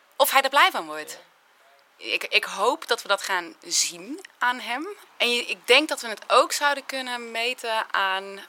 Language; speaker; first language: Dutch; native; Dutch